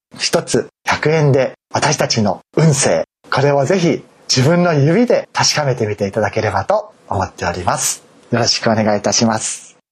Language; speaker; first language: Japanese; native; Japanese